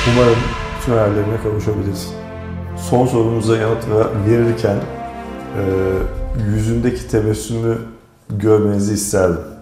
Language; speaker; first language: Turkish; native; Turkish